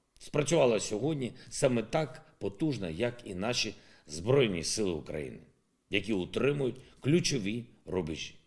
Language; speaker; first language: Ukrainian; non-native, local second language; Russian